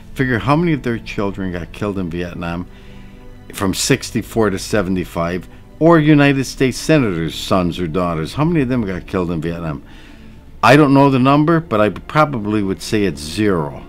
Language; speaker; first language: English; native; English